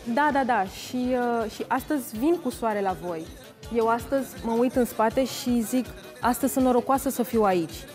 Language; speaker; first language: Romanian; native; Romanian